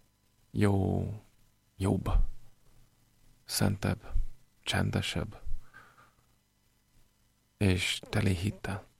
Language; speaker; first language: Hungarian; non-native, fluent; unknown